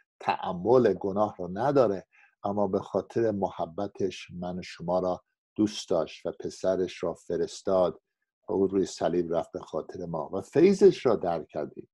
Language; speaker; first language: Persian; non-native, fluent; English